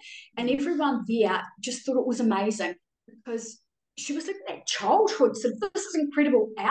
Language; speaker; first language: English; native; English